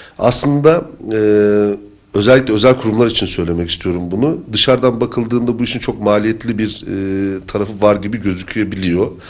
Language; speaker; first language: Turkish; native; Turkish